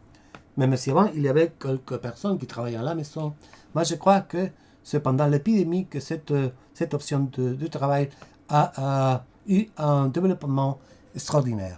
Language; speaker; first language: French; non-native, fluent; Spanish